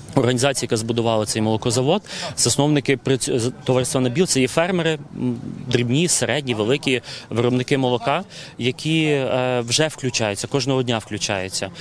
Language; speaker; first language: Ukrainian; native; Ukrainian